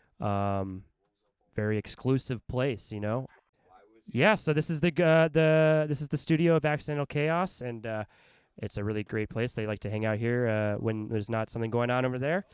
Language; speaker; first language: English; native; English